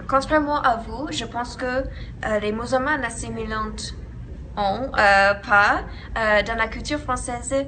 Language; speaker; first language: French; non-native, learner; English